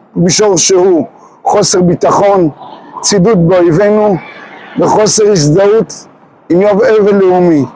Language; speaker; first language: Hebrew; native; Hebrew